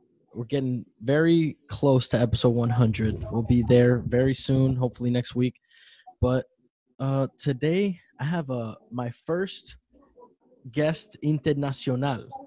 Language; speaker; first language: English; early bilingual, other home language; Spanish